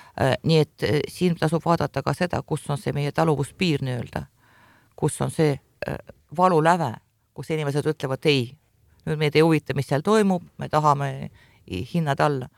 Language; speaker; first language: Estonian; non-native, local second language; Russian